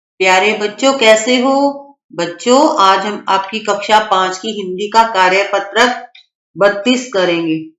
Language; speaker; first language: Hindi; native; Hindi